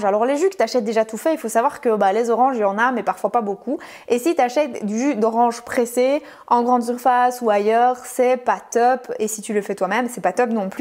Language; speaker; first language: French; native; French